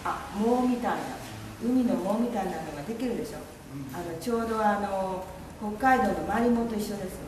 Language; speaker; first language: Japanese; native; Japanese